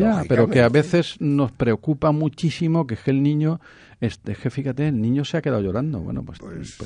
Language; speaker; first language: Spanish; native; Spanish